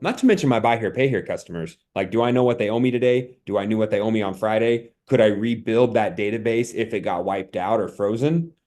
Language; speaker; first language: English; native; English